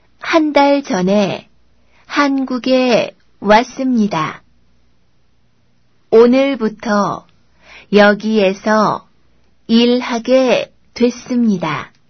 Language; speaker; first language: Korean; non-native, learner; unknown